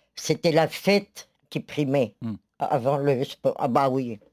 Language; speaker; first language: French; native; French